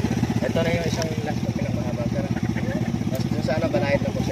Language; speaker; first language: Filipino; native; Filipino